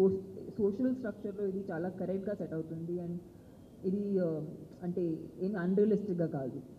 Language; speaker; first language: Telugu; non-native, local second language; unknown